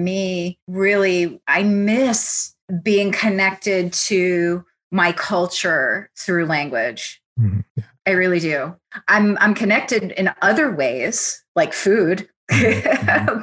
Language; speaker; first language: English; early bilingual, other home language; Italian